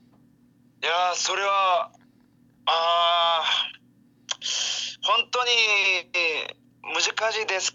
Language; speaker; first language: Japanese; non-native, learner; Korean